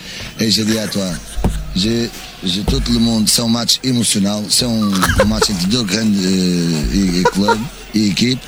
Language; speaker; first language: French; non-native, learner; Portuguese